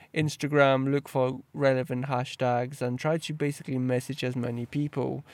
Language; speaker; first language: English; early bilingual, other home language; Polish